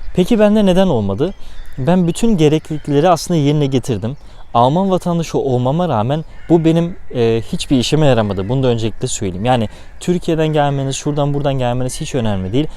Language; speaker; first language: Turkish; early bilingual, heritage; Turkish